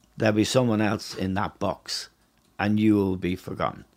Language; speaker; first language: English; native; English